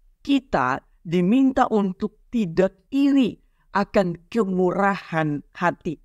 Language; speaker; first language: Indonesian; native; Indonesian